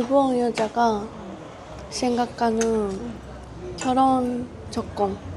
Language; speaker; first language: Korean; non-native, learner; Japanese